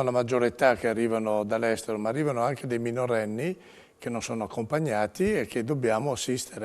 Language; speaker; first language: Italian; native; Italian